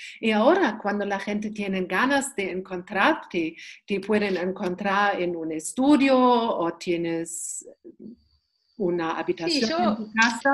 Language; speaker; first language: Spanish; non-native, learner; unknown